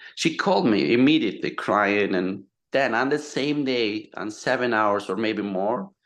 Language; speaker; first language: English; non-native, fluent; Turkish